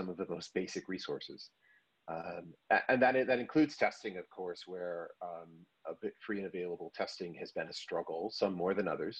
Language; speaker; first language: English; native; English